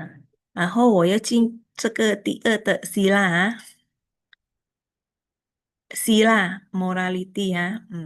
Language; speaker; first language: Chinese; early bilingual, heritage; Chinese